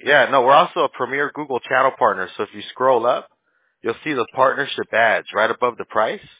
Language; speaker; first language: English; early bilingual, other home language; Spanish